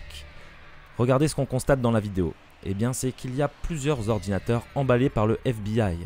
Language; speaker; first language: French; native; French